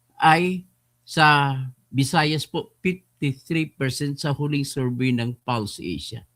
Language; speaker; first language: Filipino; non-native, local second language; Hiligaynon